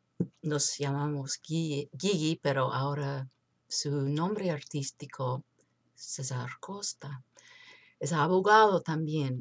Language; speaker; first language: Spanish; non-native, fluent; English